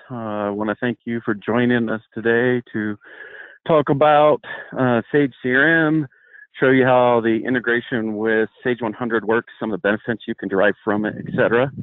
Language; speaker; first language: English; native; English